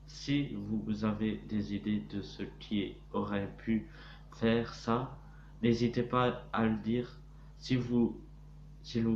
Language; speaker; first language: French; native; French